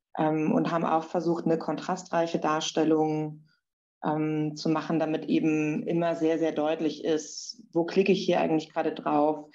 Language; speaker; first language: German; native; German